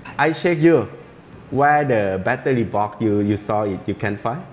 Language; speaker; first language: English; non-native, learner; Thai